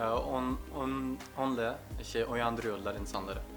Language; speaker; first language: Turkish; non-native, fluent; Urdu